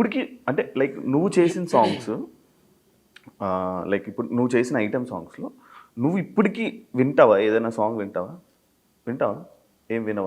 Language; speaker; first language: Telugu; native; Telugu